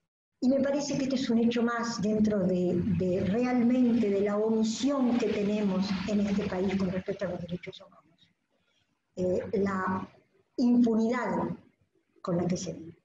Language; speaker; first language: Spanish; native; Spanish